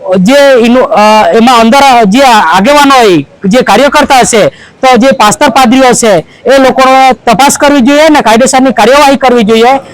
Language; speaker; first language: Gujarati; non-native, local second language; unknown